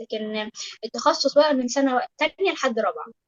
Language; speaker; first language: Arabic; native; Arabic